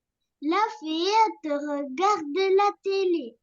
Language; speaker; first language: French; non-native, learner; Arabic